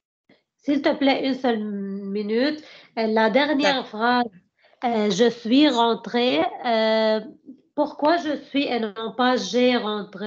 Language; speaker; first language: French; non-native, learner; Arabic